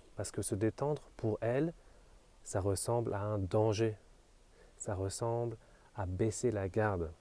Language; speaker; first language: French; native; French